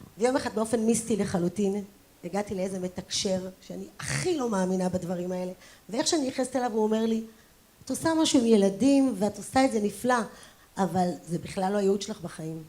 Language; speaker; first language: Hebrew; native; Hebrew